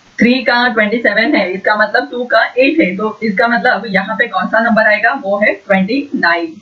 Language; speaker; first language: Hindi; non-native, local second language; Marathi